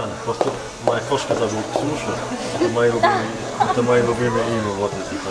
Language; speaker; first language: Russian; non-native, learner; English